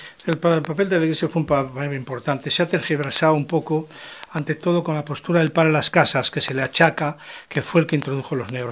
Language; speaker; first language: Spanish; native; Spanish